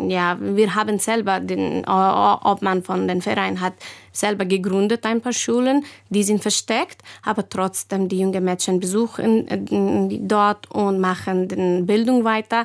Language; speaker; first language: German; non-native, learner; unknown